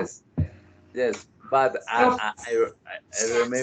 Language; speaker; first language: English; non-native, learner; Spanish